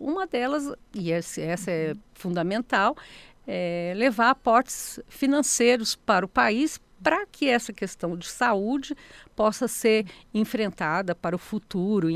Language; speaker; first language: Portuguese; native; Portuguese